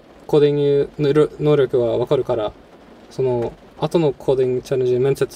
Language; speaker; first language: Japanese; non-native, fluent; Norwegian